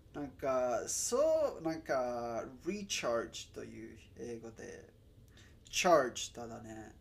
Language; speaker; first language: Japanese; non-native, learner; Spanish